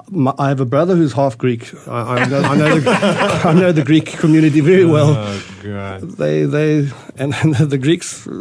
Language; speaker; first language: English; early bilingual, other home language; German